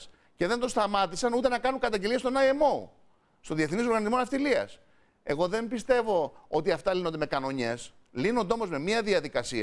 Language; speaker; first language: Greek; native; Greek